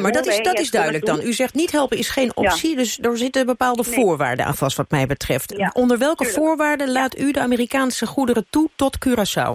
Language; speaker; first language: Dutch; native; Dutch